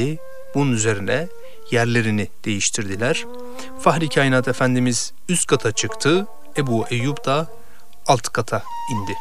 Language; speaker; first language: Turkish; native; Turkish